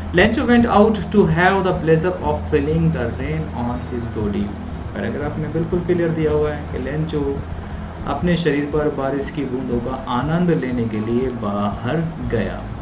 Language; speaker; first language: Hindi; native; Hindi